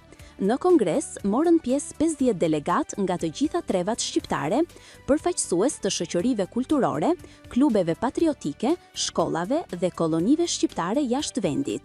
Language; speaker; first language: Albanian; native; Albanian